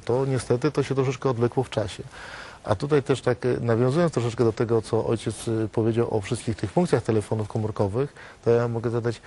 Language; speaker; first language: Polish; native; Polish